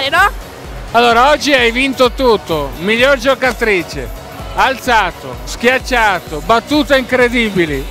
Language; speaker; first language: Italian; native; Italian